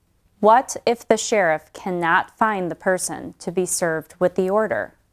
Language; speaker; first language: English; native; English